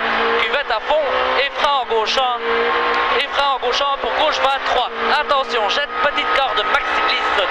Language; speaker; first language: French; native; French